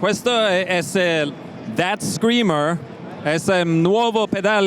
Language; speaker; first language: Italian; non-native, learner; English